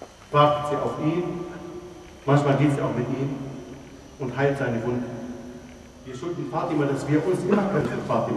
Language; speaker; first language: German; non-native, fluent; Arabic